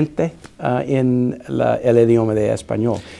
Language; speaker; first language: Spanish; non-native, fluent; English